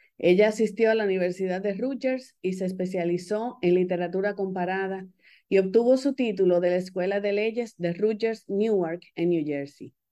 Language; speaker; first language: Spanish; native; Spanish